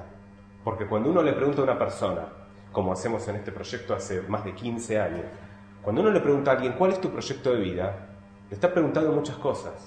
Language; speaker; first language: Spanish; native; Spanish